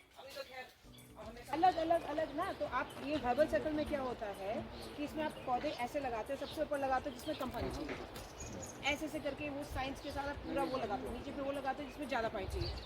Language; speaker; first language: Hindi; non-native, local second language; Garhwali